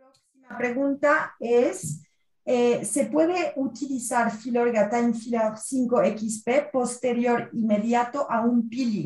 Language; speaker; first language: Spanish; native; Spanish